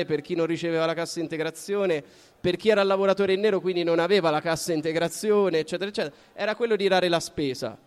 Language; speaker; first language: Italian; native; Italian